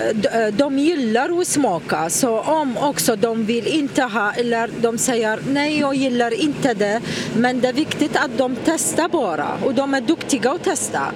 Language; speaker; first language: Swedish; non-native, learner; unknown